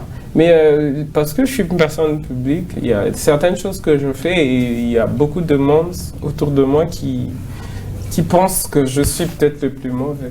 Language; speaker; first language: French; non-native, local second language; Swahili